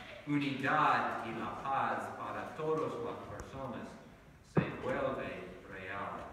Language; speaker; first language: Spanish; non-native, learner; English